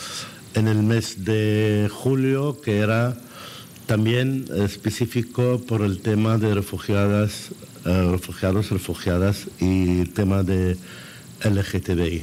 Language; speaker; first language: Spanish; non-native, fluent; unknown